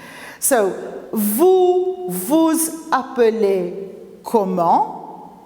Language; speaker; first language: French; non-native, fluent; Maltese